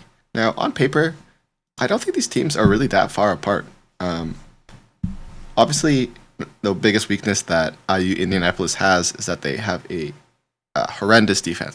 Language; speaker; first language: English; native; English